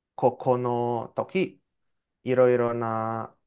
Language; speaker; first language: Japanese; non-native, fluent; Indonesian